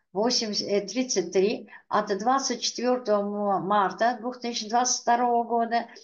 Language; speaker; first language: Russian; non-native, local second language; Uzbek